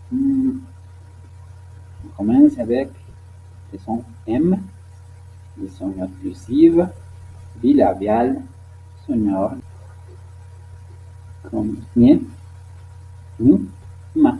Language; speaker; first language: French; non-native, learner; Spanish